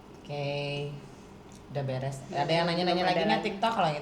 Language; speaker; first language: Indonesian; native; Indonesian